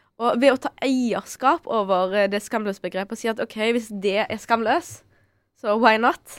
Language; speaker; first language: Norwegian; early bilingual, other home language; Arabic